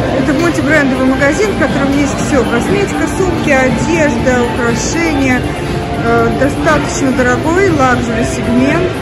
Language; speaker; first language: Russian; native; Russian